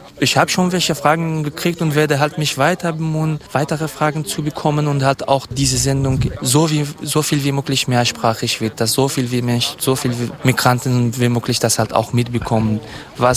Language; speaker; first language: German; non-native, fluent; Kurdish